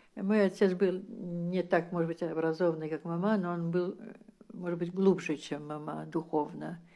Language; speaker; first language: Russian; early bilingual, heritage; Russian